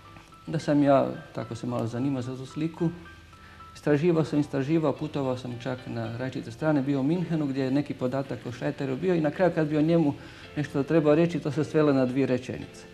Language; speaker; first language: Croatian; native; Croatian